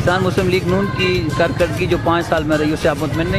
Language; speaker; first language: Urdu; native; Urdu